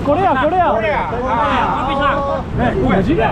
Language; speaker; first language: Korean; native; Korean